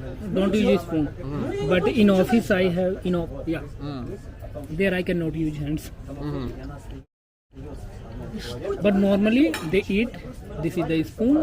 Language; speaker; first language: English; non-native, local second language; Hindi